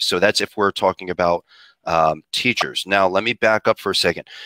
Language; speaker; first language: English; native; English